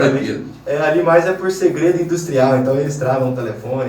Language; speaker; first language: Portuguese; native; Portuguese